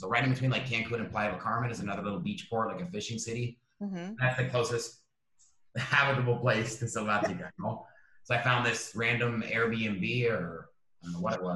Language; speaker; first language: English; native; English